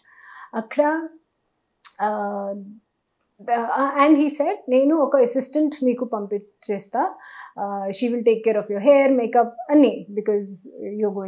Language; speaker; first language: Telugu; non-native, learner; Hindi